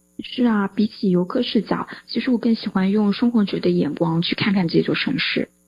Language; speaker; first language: Chinese; native; Chinese